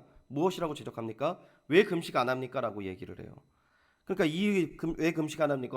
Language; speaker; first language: Korean; native; Korean